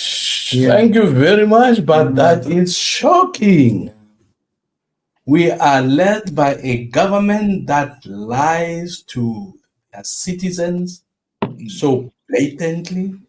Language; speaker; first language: English; non-native, local second language; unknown